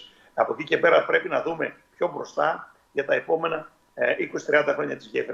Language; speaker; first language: Greek; native; Greek